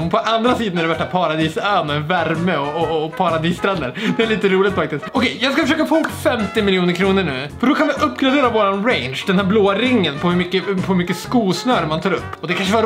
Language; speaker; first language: Swedish; native; Swedish